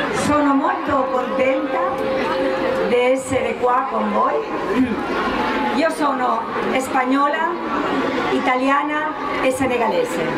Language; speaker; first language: Italian; non-native, fluent; Spanish